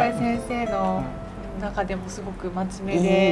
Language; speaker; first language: Japanese; native; Japanese